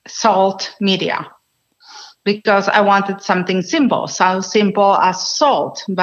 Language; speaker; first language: English; non-native, fluent; Spanish